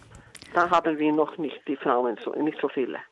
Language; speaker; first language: German; non-native, learner; Icelandic